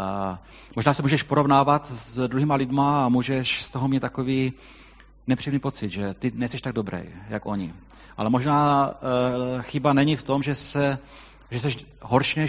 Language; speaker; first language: Czech; native; Czech